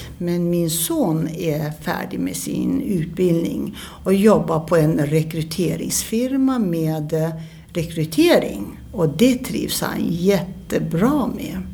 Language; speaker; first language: Swedish; early bilingual, other home language; Turkish